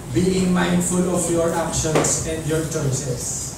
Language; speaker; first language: English; non-native, local second language; Filipino